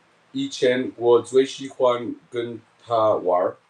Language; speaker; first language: Chinese; non-native, learner; English